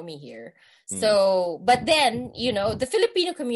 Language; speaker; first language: English; non-native, local second language; Filipino